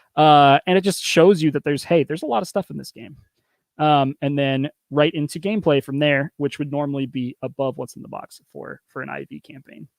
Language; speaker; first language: English; native; English